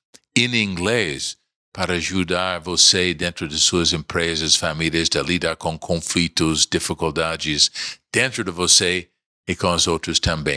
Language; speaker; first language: Portuguese; non-native, fluent; English